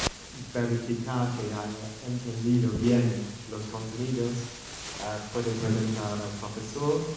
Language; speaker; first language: Spanish; non-native, fluent; English